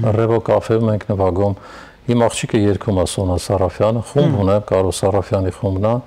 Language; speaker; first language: Armenian; native; Armenian